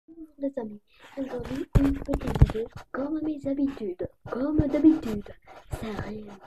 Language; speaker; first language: French; native; French